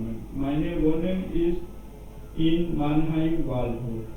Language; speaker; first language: German; non-native, learner; Urdu